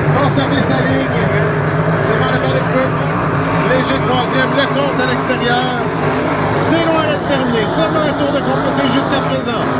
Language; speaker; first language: French; native; French